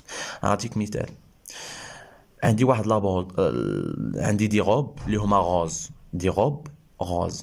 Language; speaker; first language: Arabic; native; Arabic